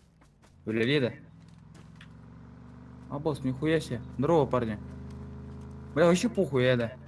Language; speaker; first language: Russian; non-native, local second language; Yakut